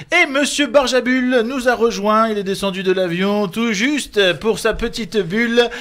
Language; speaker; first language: French; native; French